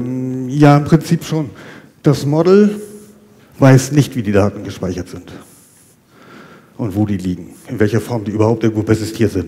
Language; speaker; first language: German; native; German